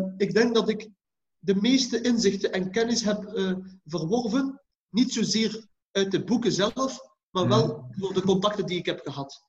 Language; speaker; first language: Dutch; early bilingual, other home language; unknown